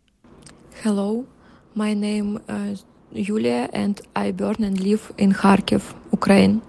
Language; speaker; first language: English; non-native, learner; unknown